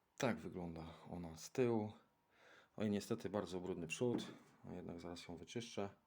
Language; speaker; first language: Polish; native; Polish